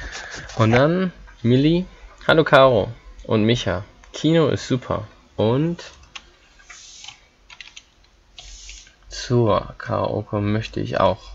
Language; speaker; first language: German; non-native, fluent; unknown